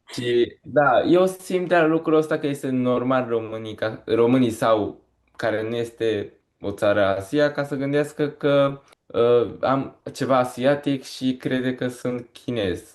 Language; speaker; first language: Romanian; early bilingual, heritage; Romanian